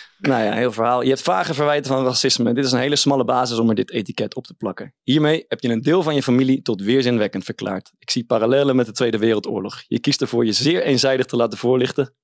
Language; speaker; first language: Dutch; native; Dutch